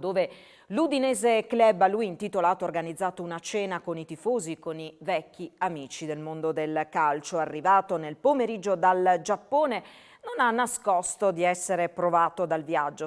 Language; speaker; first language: Italian; native; Italian